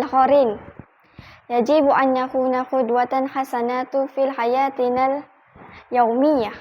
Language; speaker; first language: Arabic; non-native, learner; Malay